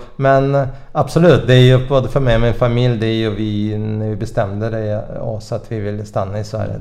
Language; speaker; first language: Swedish; non-native, fluent; Russian